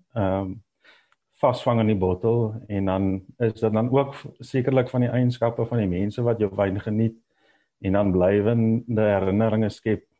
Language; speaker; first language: Afrikaans; native; Afrikaans